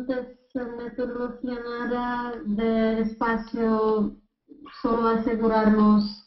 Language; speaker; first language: Spanish; non-native, fluent; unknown